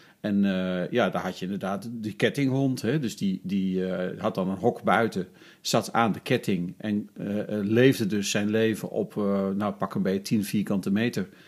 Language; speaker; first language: Dutch; native; Dutch